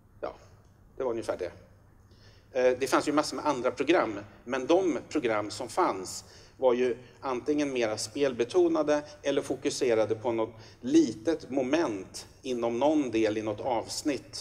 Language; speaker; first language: Swedish; native; Swedish